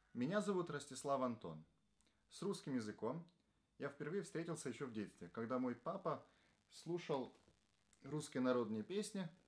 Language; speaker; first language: Russian; non-native, fluent; Slovenian